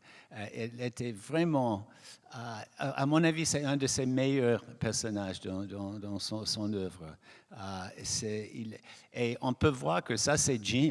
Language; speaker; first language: French; non-native, fluent; English